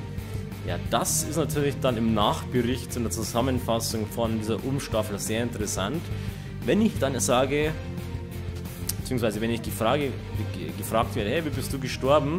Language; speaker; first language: German; native; German